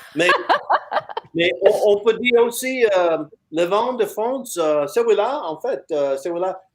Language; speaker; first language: French; non-native, fluent; English